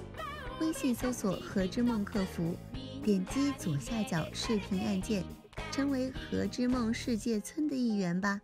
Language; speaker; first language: Chinese; native; Chinese